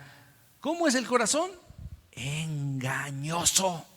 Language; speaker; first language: Spanish; native; Spanish